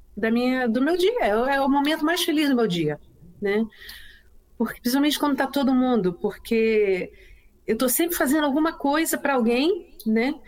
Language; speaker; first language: Portuguese; native; Portuguese